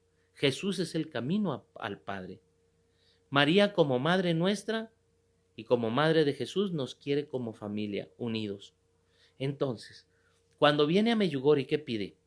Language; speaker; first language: Spanish; native; Spanish